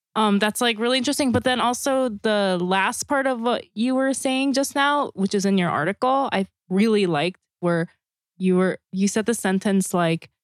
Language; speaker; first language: English; non-native, fluent; Korean